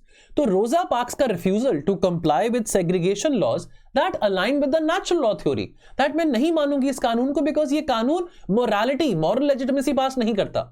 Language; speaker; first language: Hindi; native; Hindi